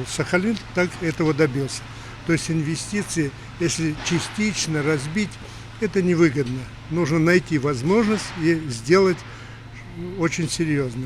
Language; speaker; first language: Russian; native; Russian